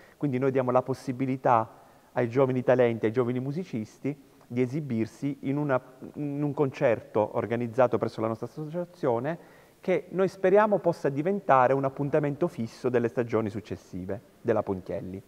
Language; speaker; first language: Italian; native; Italian